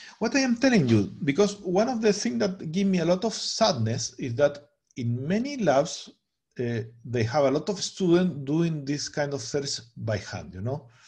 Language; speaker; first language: English; non-native, fluent; Spanish